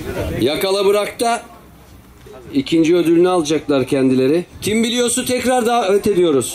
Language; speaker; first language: Turkish; native; Turkish